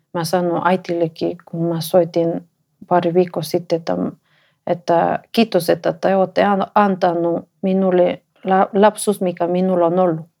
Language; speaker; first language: Finnish; non-native, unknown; Spanish